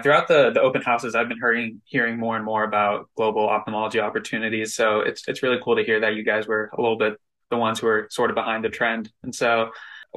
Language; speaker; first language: English; native; English